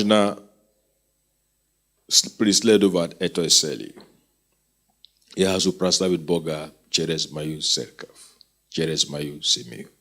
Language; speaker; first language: Russian; non-native, fluent; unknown